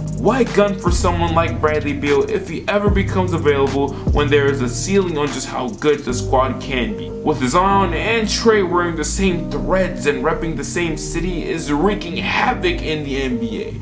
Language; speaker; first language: English; native; English